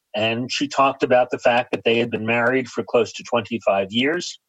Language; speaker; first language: English; native; English